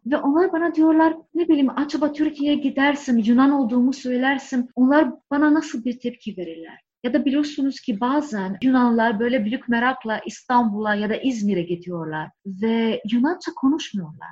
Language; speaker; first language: Turkish; non-native, fluent; Greek